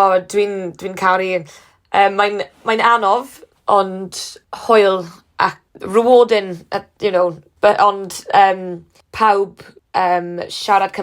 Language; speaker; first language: Welsh; non-native, learner; English